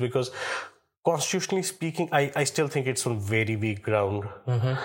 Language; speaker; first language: English; non-native, local second language; Kashmiri